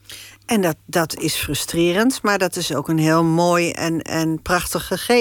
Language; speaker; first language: Dutch; native; Dutch